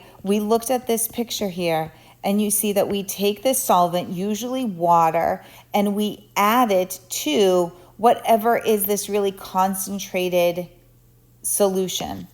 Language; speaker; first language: English; native; English